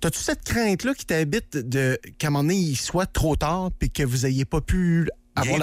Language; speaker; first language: French; native; French